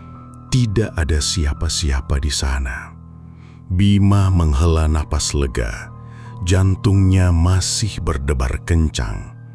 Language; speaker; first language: Indonesian; native; Indonesian